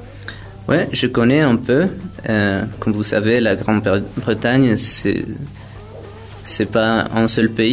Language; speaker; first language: French; non-native, fluent; Spanish